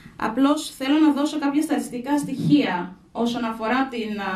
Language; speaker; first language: Greek; non-native, fluent; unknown